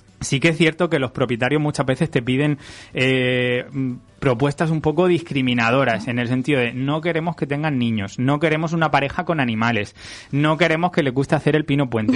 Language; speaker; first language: Spanish; native; Spanish